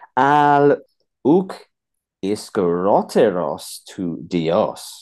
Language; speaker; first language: Greek; non-native, fluent; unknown